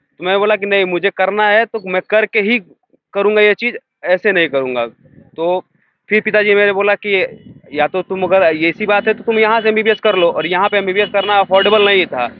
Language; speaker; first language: Hindi; native; Hindi